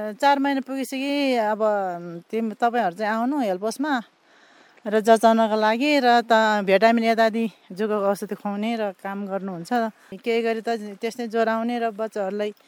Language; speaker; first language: Nepali; non-native, local second language; Eastern Tamang